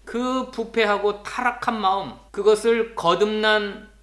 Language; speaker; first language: Korean; native; Korean